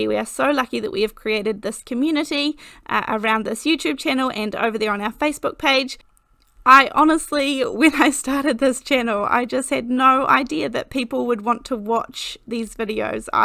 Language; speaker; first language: English; native; English